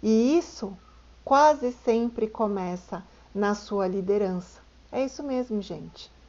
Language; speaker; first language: Portuguese; native; Portuguese